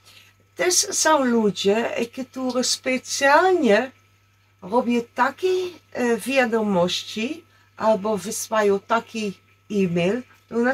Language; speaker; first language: Polish; non-native, learner; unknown